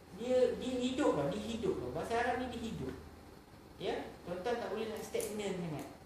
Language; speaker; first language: Malay; native; Malay